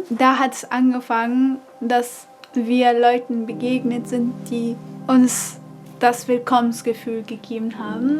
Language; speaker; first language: German; non-native, fluent; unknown